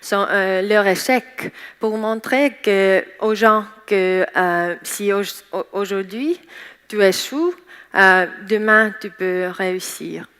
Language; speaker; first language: French; non-native, learner; Estonian